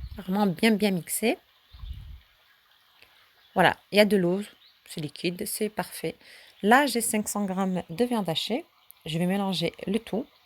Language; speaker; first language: French; early bilingual, other home language; Turkish